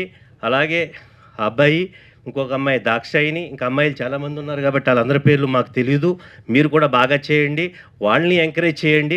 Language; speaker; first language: Telugu; native; Telugu